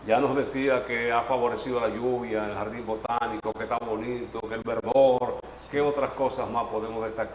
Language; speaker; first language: Spanish; native; Spanish